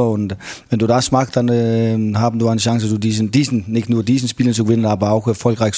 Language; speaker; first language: German; non-native, fluent; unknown